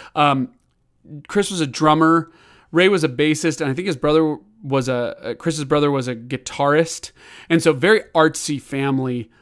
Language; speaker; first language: English; native; English